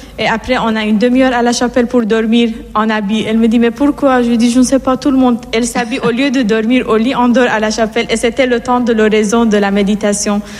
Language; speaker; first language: French; non-native, fluent; Persian